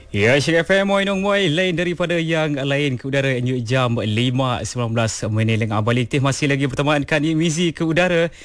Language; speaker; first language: Malay; non-native, local second language; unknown